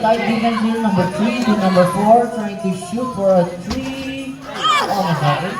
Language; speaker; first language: English; non-native, local second language; Indonesian